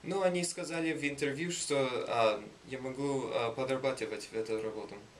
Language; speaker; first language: Russian; non-native, learner; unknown